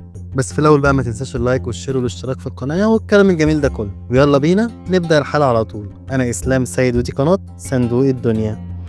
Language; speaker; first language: Arabic; native; Arabic